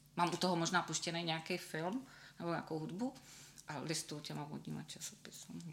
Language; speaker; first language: Czech; native; Czech